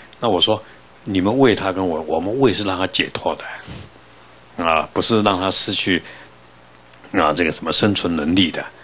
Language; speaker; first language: Chinese; native; Chinese